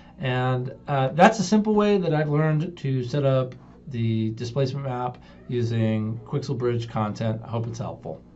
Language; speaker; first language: English; native; English